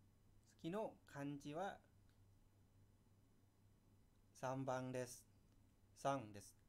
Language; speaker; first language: Japanese; non-native, fluent; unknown